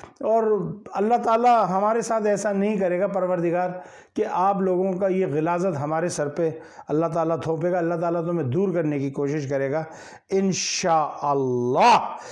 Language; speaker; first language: Urdu; native; Urdu